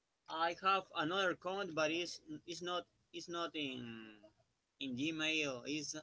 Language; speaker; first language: English; non-native, learner; Spanish